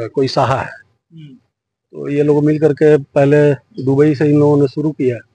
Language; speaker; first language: Hindi; native; Hindi